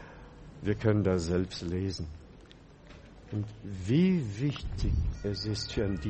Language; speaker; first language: German; non-native, fluent; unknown